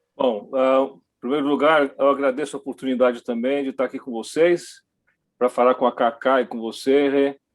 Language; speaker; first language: Portuguese; early bilingual, other home language; Dutch